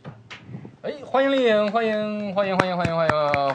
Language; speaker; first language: Chinese; native; Chinese